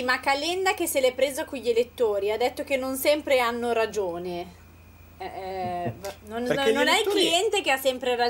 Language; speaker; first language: Italian; native; Italian